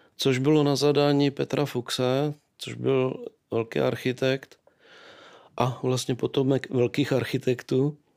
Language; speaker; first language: Czech; native; Czech